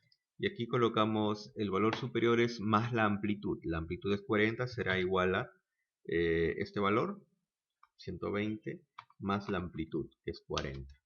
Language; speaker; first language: Spanish; native; Spanish